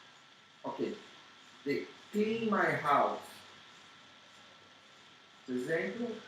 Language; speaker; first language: English; non-native, learner; Portuguese